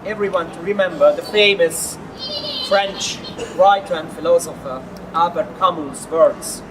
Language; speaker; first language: English; non-native, fluent; Hungarian